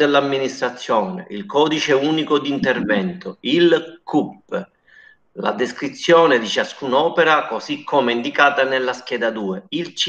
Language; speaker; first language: Italian; native; Italian